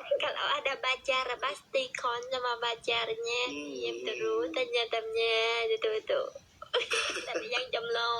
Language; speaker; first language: Indonesian; non-native, learner; Vietnamese